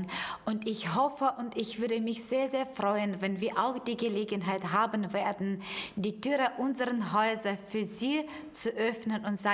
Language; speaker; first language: German; non-native, fluent; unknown